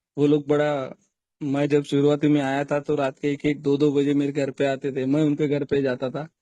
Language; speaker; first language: Hindi; non-native, local second language; Marathi